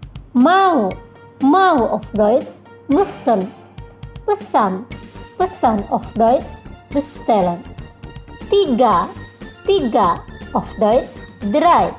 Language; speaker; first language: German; non-native, fluent; Indonesian